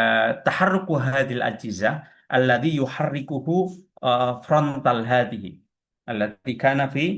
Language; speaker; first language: Arabic; non-native, fluent; Indonesian